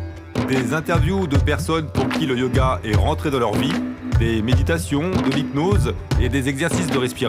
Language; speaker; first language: French; native; French